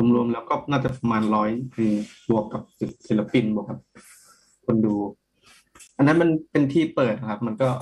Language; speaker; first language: Thai; native; Thai